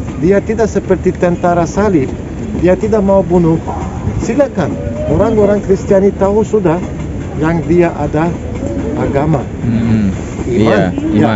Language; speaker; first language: Indonesian; non-native, learner; Turkish